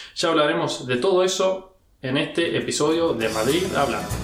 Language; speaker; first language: Spanish; early bilingual, heritage; Spanish